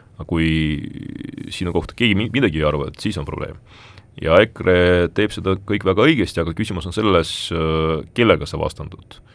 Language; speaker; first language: Estonian; non-native, local second language; Russian